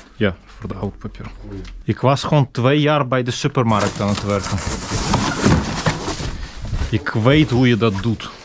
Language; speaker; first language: Dutch; non-native, fluent; Russian